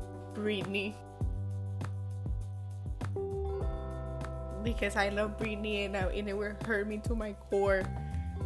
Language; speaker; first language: English; non-native, fluent; Spanish